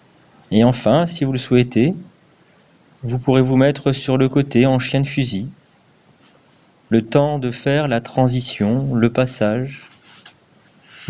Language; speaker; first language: French; native; French